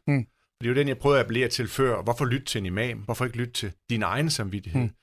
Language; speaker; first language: Danish; native; Danish